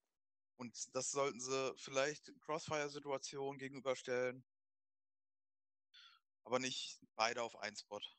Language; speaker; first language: German; native; German